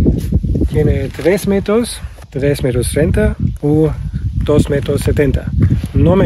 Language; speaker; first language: Spanish; non-native, learner; German